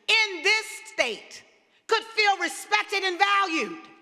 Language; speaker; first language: English; native; English